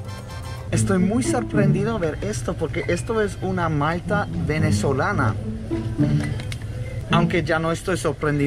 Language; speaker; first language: Spanish; non-native, fluent; Russian